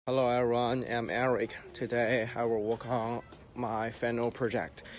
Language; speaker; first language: English; non-native, learner; Chinese